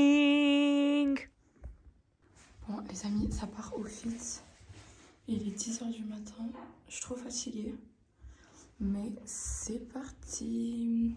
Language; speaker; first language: French; native; French